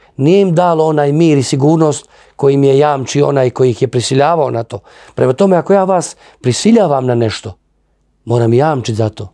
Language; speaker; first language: Croatian; native; Croatian